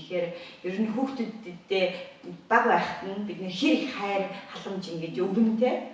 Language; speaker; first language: Mongolian; native; Mongolian